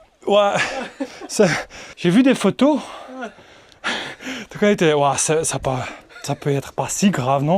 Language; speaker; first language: French; non-native, local second language; Dutch